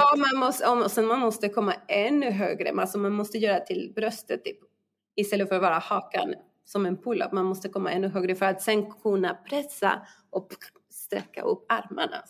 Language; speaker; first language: Swedish; non-native, fluent; Spanish